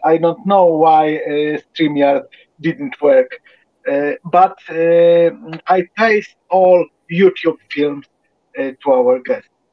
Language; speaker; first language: English; non-native, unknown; Polish